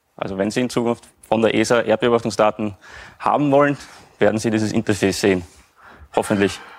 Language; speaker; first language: German; native; German